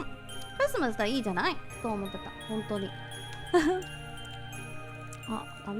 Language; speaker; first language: Japanese; non-native, learner; English